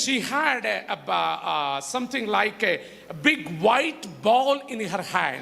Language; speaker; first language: English; non-native, local second language; Telugu